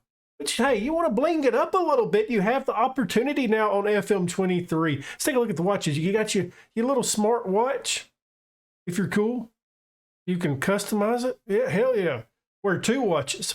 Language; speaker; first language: English; native; English